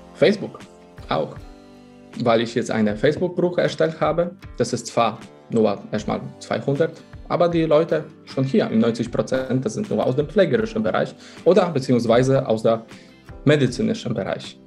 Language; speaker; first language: German; non-native, fluent; Polish